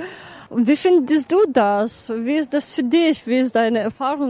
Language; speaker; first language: German; non-native, fluent; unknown